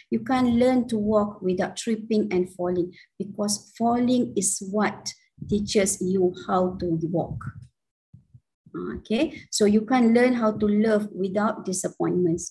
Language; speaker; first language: English; non-native, local second language; Malay